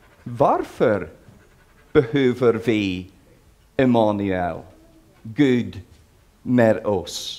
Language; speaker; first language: Swedish; non-native, fluent; English